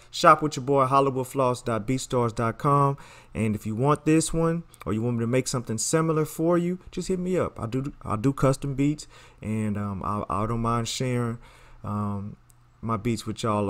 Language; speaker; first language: English; native; English